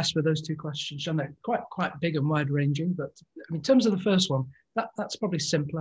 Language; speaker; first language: English; native; English